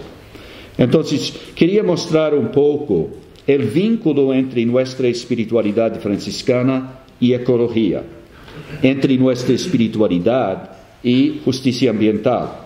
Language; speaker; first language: Spanish; non-native, fluent; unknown